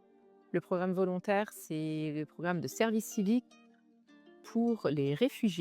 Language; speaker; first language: French; native; French